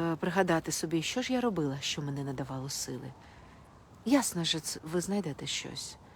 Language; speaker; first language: Ukrainian; non-native, local second language; Russian